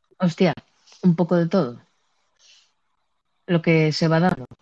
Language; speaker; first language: Spanish; native; Spanish